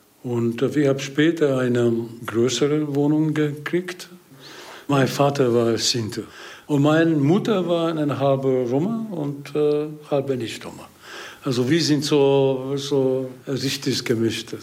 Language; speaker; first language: German; non-native, learner; Hungarian